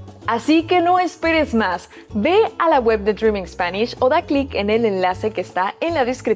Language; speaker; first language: Spanish; native; Spanish